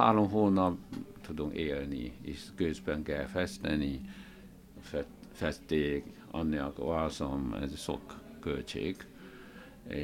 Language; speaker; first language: Hungarian; non-native, learner; Chinese